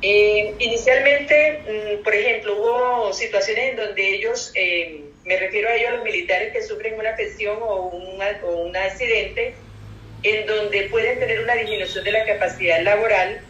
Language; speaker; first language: Spanish; native; Spanish